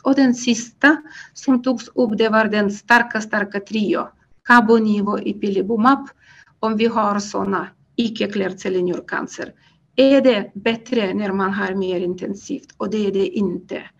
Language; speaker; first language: Swedish; non-native, fluent; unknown